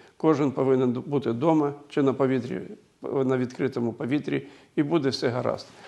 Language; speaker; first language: Ukrainian; native; Ukrainian